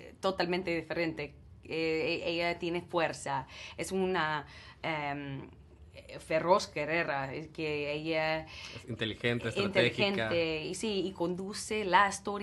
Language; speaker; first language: Spanish; non-native, learner; English